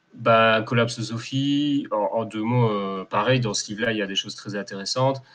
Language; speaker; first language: French; native; French